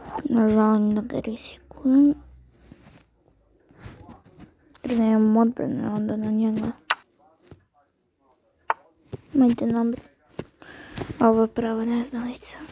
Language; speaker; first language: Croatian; early bilingual, heritage; Croatian